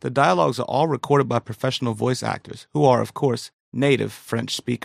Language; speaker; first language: English; native; English